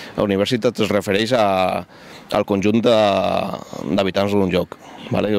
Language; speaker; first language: Catalan; non-native, local second language; Spanish